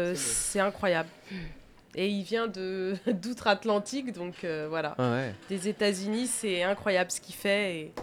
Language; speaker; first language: French; native; French